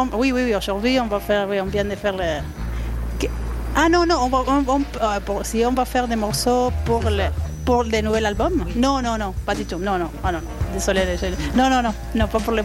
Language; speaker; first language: French; non-native, fluent; Spanish